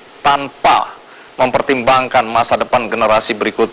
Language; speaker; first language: Indonesian; native; Indonesian